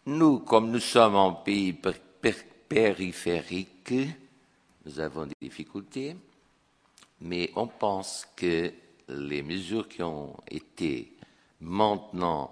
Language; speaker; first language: French; non-native, fluent; Portuguese